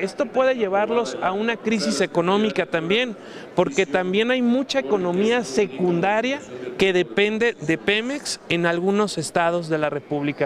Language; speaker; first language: Spanish; native; Spanish